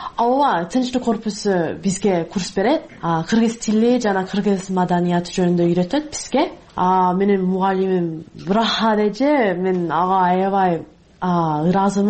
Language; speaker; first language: Kyrgyz; non-native, fluent; English